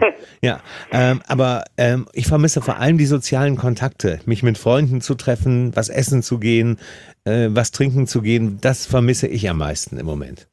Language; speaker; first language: German; native; German